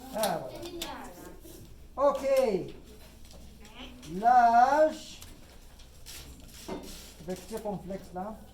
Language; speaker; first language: French; non-native, fluent; English